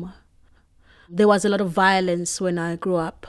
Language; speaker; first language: English; non-native, local second language; Xhosa